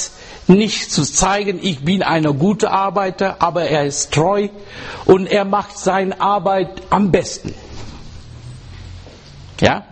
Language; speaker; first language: German; non-native, learner; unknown